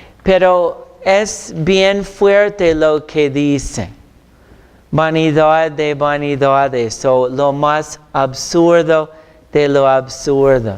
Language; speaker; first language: Spanish; non-native, fluent; English